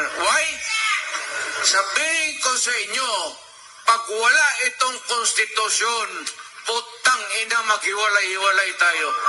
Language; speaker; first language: Filipino; non-native, local second language; Cebuano